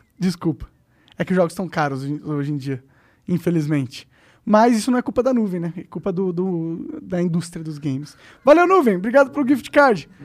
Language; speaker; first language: Portuguese; native; Portuguese